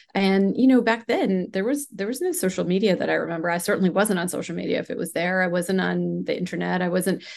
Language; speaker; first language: English; non-native, local second language; Hindi